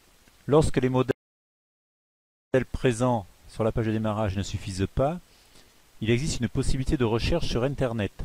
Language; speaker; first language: French; native; French